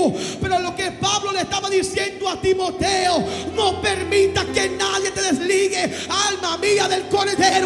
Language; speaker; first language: Spanish; native; Spanish